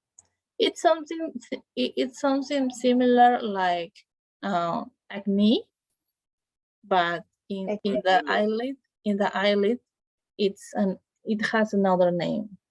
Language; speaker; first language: English; non-native, learner; Spanish